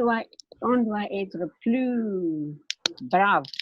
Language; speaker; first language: French; non-native, learner; English